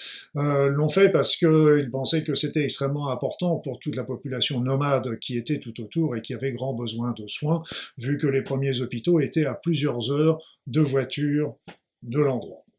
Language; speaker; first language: French; native; French